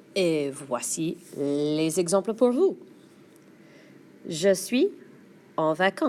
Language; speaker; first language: French; non-native, fluent; English